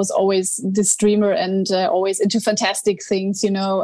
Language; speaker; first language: English; non-native, fluent; German